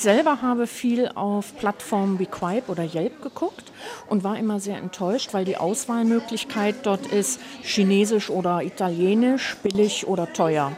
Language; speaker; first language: German; native; German